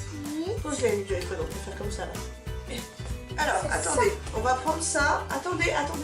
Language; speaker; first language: French; native; French